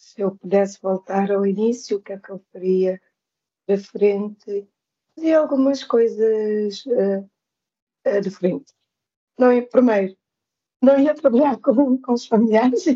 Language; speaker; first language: Portuguese; non-native, local second language; Kabuverdianu